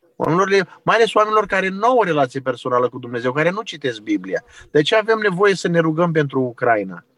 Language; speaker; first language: Romanian; native; Romanian